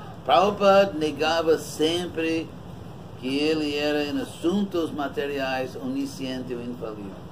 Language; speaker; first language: Portuguese; non-native, fluent; English